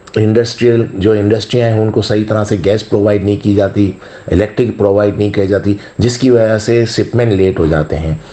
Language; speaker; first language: Urdu; non-native, local second language; Sindhi